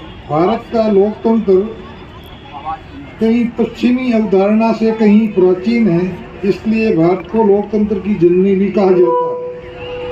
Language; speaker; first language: Hindi; native; Hindi